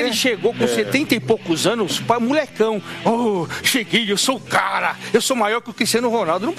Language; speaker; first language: Portuguese; native; Portuguese